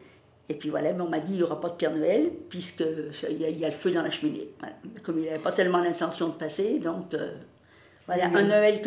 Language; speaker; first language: French; native; French